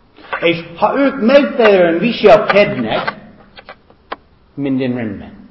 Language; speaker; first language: Hungarian; non-native, fluent; English